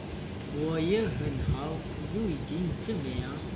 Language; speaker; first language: Chinese; non-native, learner; Malay